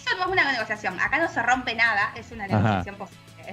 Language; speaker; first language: Spanish; native; Spanish